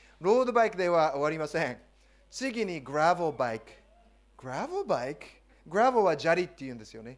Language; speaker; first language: Japanese; non-native, fluent; English